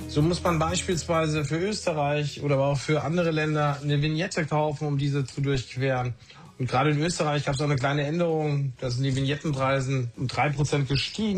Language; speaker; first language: German; native; German